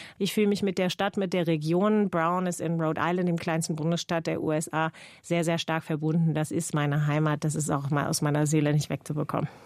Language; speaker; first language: German; non-native, fluent; English